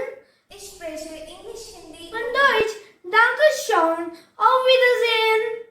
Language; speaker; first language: German; non-native, learner; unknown